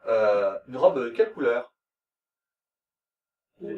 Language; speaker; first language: French; native; French